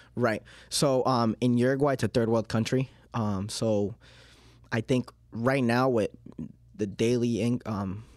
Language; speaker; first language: English; early bilingual, other home language; Spanish